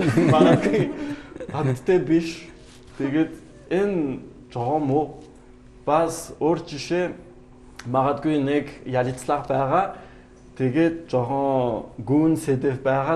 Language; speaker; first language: Mongolian; non-native, learner; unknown